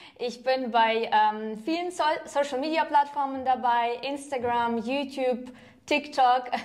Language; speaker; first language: German; non-native, fluent; Ukrainian